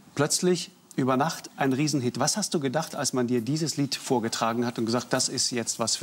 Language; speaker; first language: German; native; German